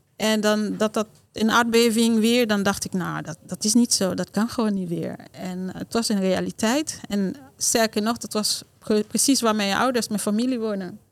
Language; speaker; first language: Dutch; non-native, learner; Haitian Creole